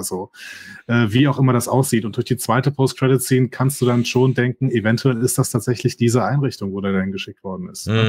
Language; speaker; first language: German; native; German